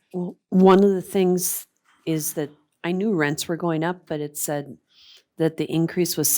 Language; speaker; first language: English; native; English